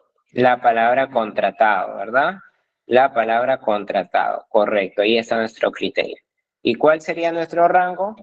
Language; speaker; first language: Spanish; native; Spanish